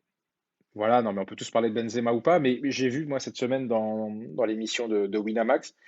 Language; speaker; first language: French; native; French